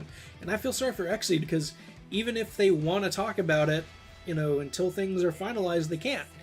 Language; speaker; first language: English; native; English